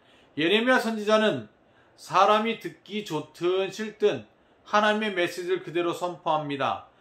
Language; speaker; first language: Korean; native; Korean